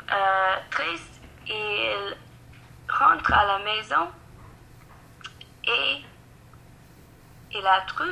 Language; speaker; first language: French; non-native, learner; English